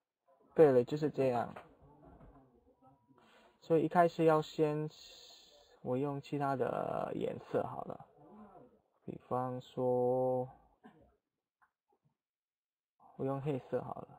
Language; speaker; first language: Chinese; non-native, fluent; Indonesian